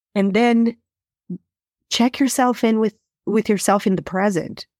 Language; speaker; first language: English; non-native, fluent; Portuguese